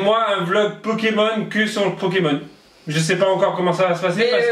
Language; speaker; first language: French; native; French